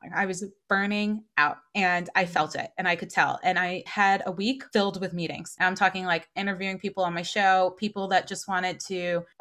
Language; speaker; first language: English; native; English